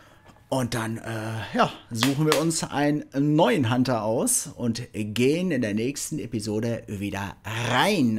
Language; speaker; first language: German; native; German